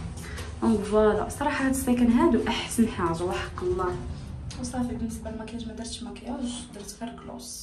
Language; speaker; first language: Arabic; native; Arabic